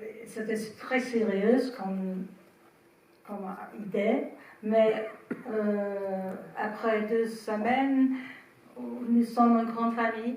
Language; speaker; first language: French; non-native, learner; English